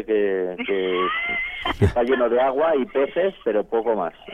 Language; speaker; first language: Spanish; native; Spanish